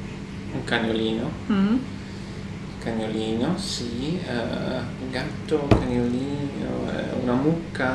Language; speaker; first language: Italian; non-native, learner; German